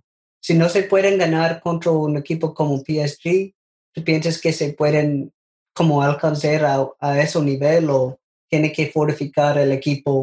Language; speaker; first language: Spanish; non-native, learner; English